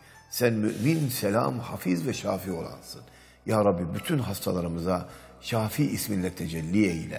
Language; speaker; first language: Turkish; native; Turkish